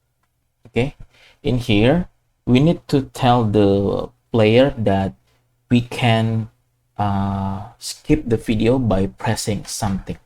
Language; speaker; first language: English; non-native, fluent; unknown